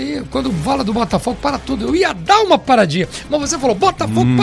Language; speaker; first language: Portuguese; native; Portuguese